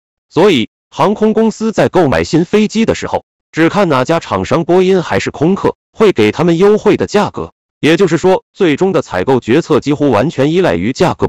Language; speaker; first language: Chinese; native; Chinese